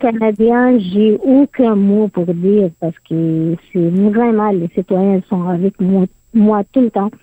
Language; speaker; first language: French; non-native, learner; Arabic